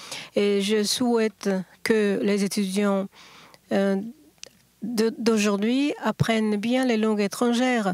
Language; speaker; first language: French; non-native, learner; Japanese